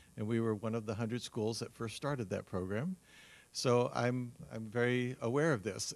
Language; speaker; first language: English; native; English